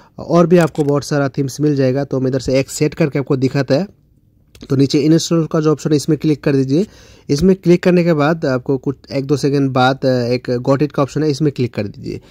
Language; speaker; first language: Hindi; non-native, local second language; Bangla